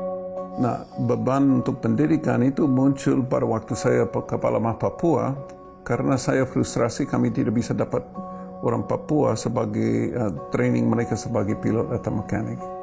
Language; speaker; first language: Indonesian; non-native, fluent; English